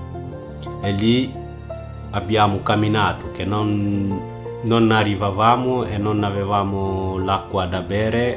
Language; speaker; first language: Italian; non-native, fluent; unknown